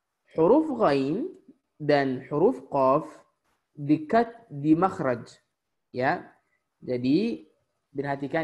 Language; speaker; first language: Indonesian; non-native, fluent; Arabic